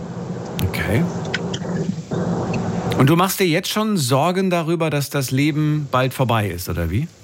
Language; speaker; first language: German; native; German